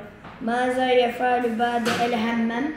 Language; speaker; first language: Arabic; non-native, learner; Turkish